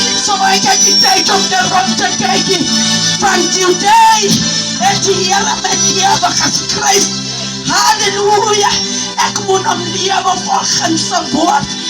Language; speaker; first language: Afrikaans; non-native, local second language; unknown